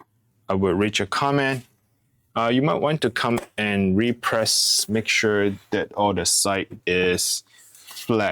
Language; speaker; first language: English; non-native, fluent; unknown